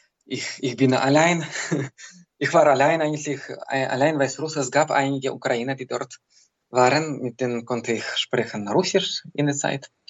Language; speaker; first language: German; non-native, learner; Belarusian